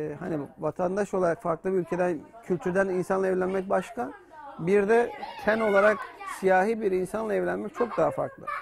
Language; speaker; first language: Turkish; native; Turkish